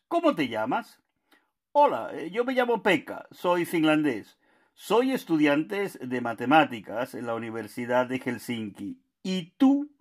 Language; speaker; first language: Spanish; non-native, fluent; Finnish